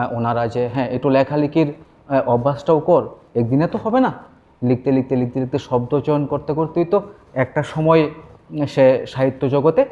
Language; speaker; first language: Bangla; native; Bangla